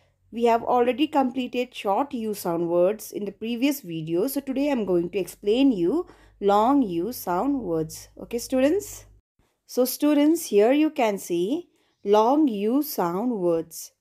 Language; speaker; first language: English; non-native, local second language; Hindi